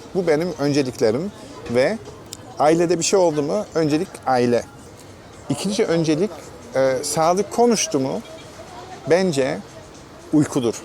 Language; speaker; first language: Turkish; non-native, fluent; German